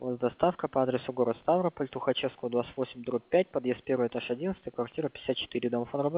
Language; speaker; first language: Russian; native; Russian